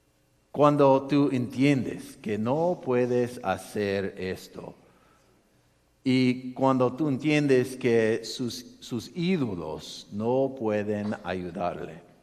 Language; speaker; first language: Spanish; non-native, learner; English